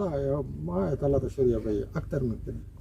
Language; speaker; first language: Arabic; native; Arabic